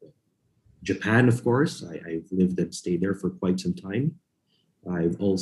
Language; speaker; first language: English; non-native, local second language; Filipino